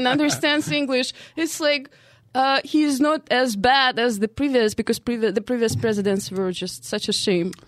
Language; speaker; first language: English; non-native, fluent; Uzbek